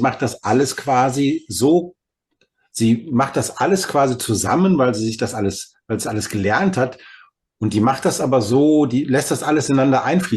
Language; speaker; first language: German; native; German